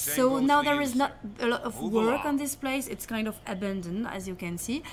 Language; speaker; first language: English; non-native, fluent; French